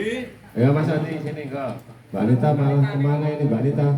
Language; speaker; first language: Indonesian; native; Indonesian